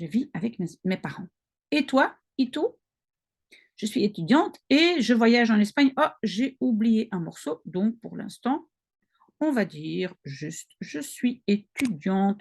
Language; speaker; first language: French; non-native, local second language; Dutch